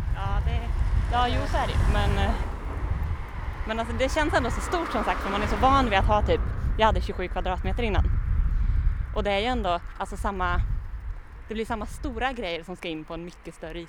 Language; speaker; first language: Swedish; native; Swedish